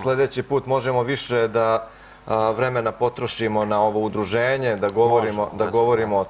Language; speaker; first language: Croatian; native; Croatian